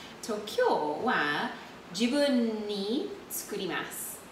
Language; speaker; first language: Japanese; non-native, learner; English